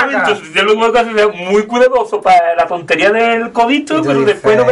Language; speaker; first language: Spanish; native; Spanish